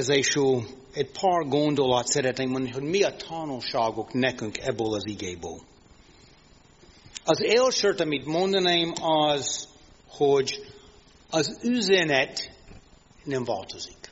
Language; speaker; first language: Hungarian; non-native, fluent; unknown